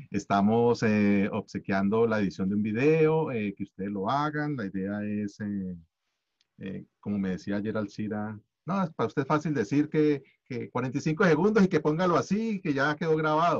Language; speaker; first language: Spanish; native; Spanish